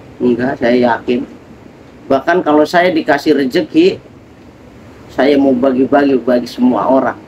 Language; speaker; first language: Indonesian; native; Indonesian